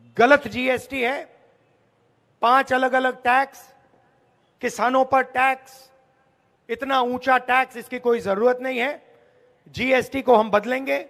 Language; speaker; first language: Hindi; native; Hindi